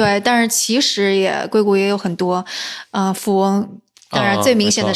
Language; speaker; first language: Chinese; native; Chinese